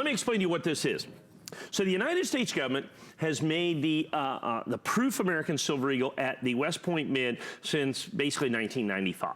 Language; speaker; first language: English; native; English